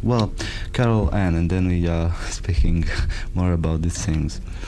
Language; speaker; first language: English; non-native, fluent; Romanian